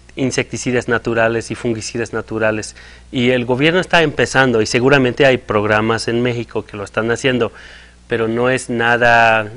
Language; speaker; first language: Spanish; non-native, fluent; French